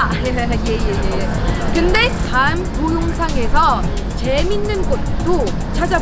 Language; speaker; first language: Korean; non-native, fluent; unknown